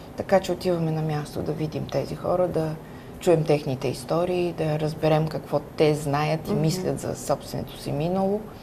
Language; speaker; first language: Bulgarian; native; Bulgarian